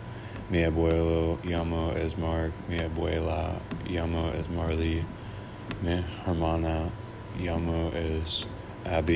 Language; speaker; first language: Spanish; non-native, learner; English